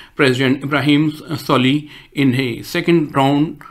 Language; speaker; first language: English; non-native, local second language; Urdu